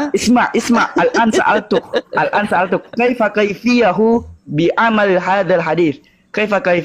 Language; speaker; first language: Arabic; non-native, learner; Indonesian